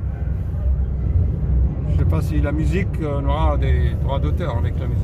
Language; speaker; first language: French; non-native, fluent; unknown